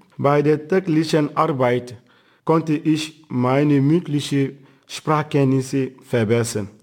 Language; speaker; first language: German; non-native, fluent; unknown